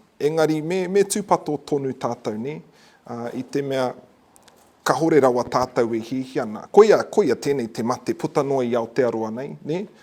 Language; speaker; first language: Māori; native; Māori